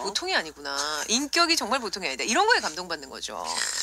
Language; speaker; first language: Korean; native; Korean